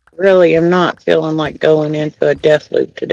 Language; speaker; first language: English; native; English